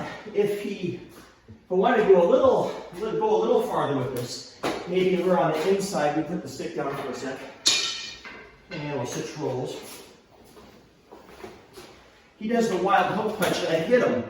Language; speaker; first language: English; native; English